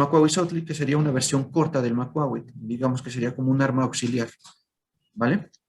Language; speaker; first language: Spanish; native; Spanish